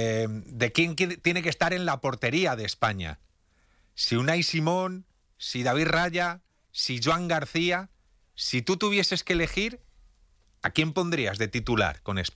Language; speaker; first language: Spanish; native; Spanish